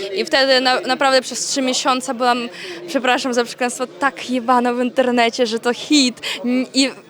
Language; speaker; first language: Polish; non-native, learner; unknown